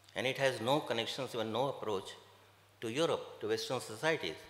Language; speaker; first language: English; non-native, local second language; Bhojpuri